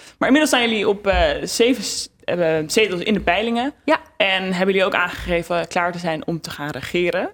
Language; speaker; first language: Dutch; native; Dutch